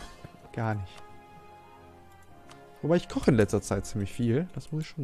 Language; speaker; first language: German; native; German